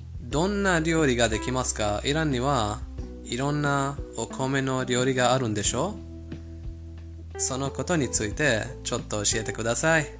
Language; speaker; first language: Japanese; non-native, fluent; Persian